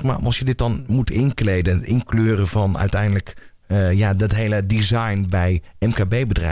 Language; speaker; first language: Dutch; native; Dutch